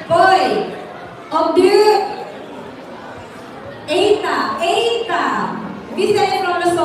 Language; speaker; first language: Swedish; non-native, fluent; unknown